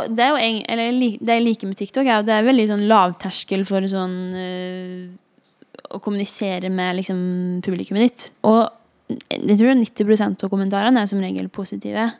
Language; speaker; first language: Norwegian; native; Norwegian